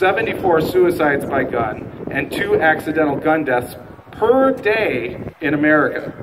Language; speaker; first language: English; native; English